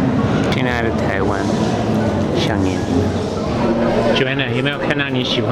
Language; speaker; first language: Chinese; non-native, fluent; English